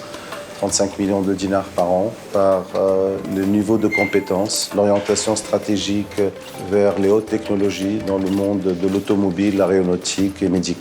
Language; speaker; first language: French; non-native, local second language; Arabic